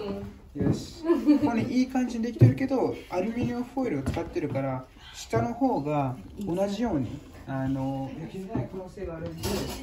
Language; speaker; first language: Japanese; non-native, fluent; English